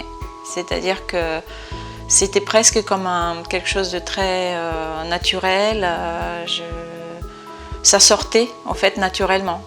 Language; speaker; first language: French; non-native, fluent; Bulgarian